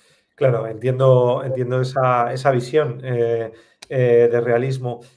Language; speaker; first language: Spanish; native; Spanish